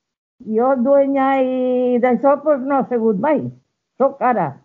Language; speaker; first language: Catalan; non-native, local second language; Spanish